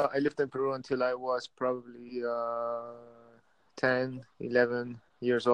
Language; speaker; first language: English; early bilingual, other home language; Spanish